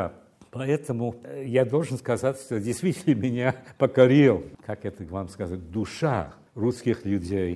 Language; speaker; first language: Russian; non-native, fluent; English